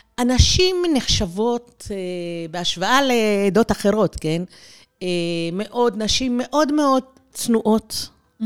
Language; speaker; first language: Hebrew; early bilingual, other home language; Persian